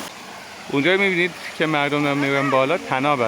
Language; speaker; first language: Persian; native; Persian